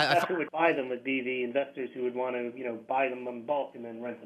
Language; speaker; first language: English; native; English